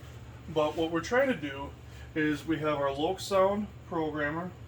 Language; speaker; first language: English; native; English